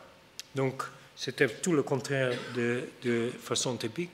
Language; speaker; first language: French; non-native, fluent; Dutch